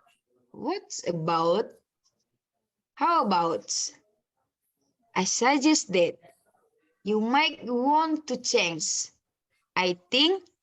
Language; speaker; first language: English; non-native, learner; Indonesian